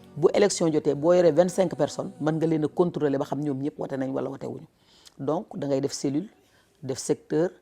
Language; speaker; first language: Wolof; native; Wolof